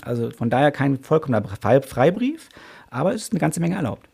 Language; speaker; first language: German; native; German